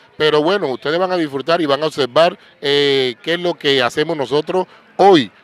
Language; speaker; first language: Spanish; native; Spanish